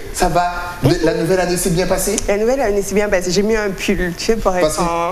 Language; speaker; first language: French; native; French